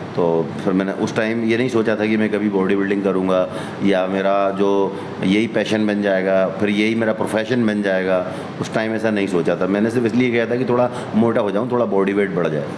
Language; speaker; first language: Hindi; native; Hindi